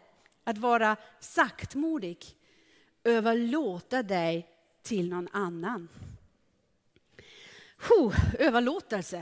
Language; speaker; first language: Swedish; non-native, fluent; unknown